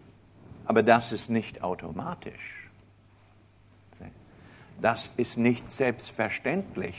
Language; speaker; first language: German; non-native, fluent; English